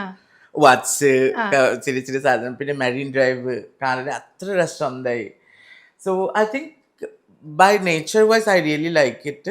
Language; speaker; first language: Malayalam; non-native, learner; Assamese